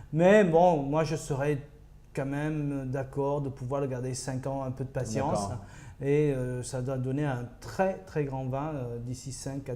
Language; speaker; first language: French; native; French